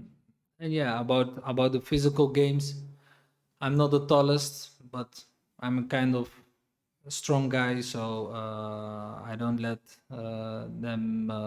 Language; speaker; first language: English; non-native, fluent; Dutch